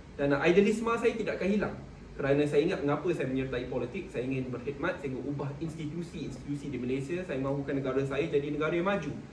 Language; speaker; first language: Malay; native; Malay